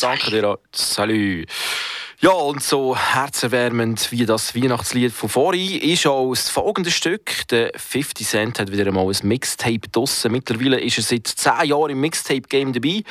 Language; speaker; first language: German; native; German